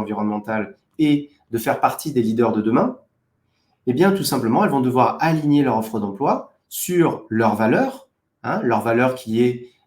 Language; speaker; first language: French; native; French